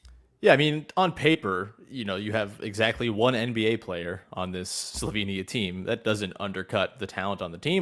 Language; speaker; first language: English; native; English